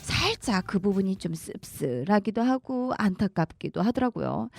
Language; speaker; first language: Korean; native; Korean